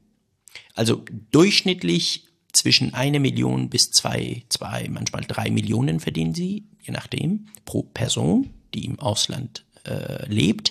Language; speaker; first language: German; non-native, fluent; Persian